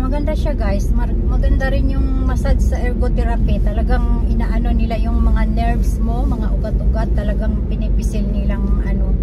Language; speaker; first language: Filipino; native; Filipino